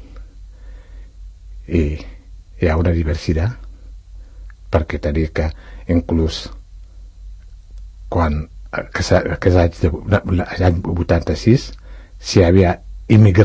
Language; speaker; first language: Catalan; non-native, fluent; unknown